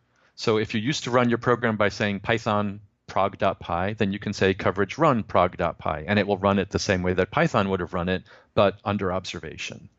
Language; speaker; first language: English; native; English